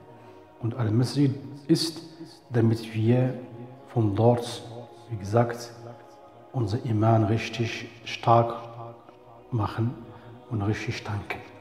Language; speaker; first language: German; non-native, fluent; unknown